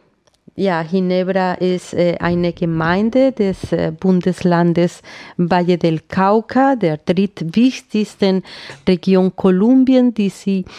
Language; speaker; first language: German; non-native, fluent; Spanish